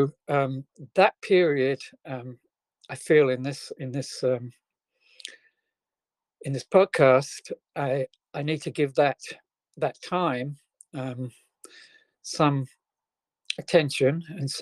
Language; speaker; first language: English; native; English